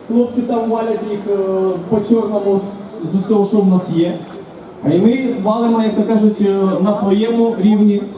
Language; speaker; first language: Ukrainian; native; Ukrainian